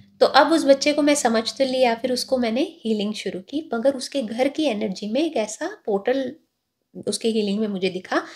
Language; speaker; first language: Hindi; native; Hindi